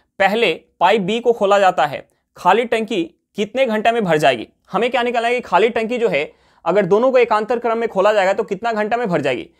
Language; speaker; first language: Hindi; native; Hindi